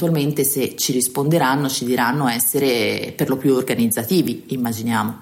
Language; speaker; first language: Italian; native; Italian